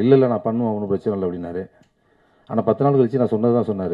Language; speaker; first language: Tamil; native; Tamil